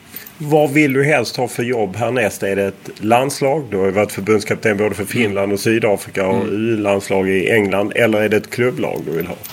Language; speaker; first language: Swedish; native; Swedish